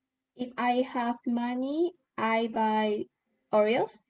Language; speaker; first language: English; non-native, learner; Spanish